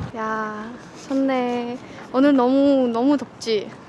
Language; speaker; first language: Korean; non-native, fluent; Estonian